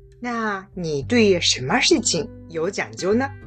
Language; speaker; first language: Chinese; non-native, fluent; Japanese